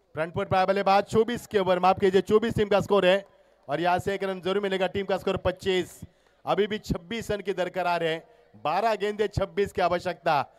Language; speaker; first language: Hindi; non-native, local second language; Marathi